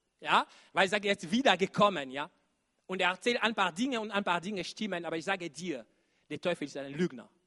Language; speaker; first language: German; non-native, fluent; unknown